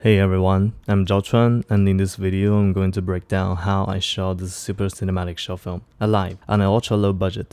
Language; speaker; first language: English; non-native, fluent; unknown